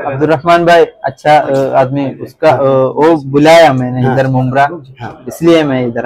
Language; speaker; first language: Hindi; non-native, local second language; Malayalam